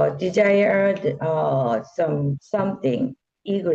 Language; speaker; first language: English; non-native, learner; Korean